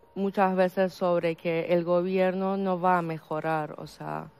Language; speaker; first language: Spanish; non-native, fluent; Persian